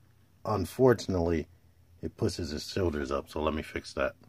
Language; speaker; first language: English; native; English